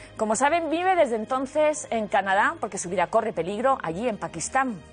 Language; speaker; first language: Spanish; native; Spanish